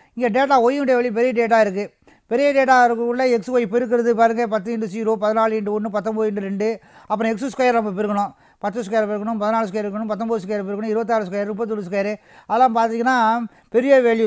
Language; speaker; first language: Tamil; native; Tamil